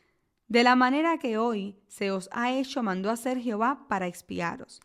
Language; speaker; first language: Spanish; native; Spanish